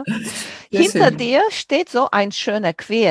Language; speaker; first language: German; non-native, fluent; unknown